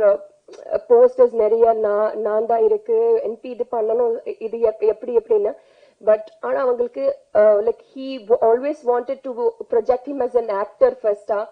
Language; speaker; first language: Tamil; non-native, learner; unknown